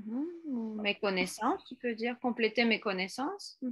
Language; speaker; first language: French; non-native, fluent; Spanish